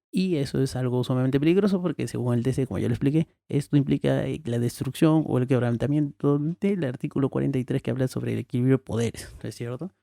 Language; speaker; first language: Spanish; native; Spanish